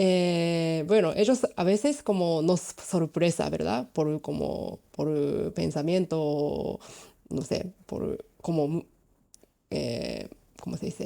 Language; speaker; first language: Spanish; non-native, learner; Japanese